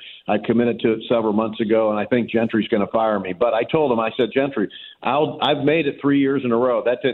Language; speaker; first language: English; native; English